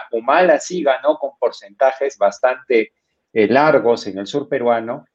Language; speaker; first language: Spanish; native; Spanish